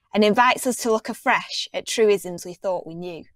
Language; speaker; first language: English; native; English